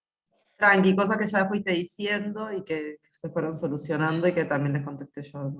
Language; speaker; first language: Spanish; native; Spanish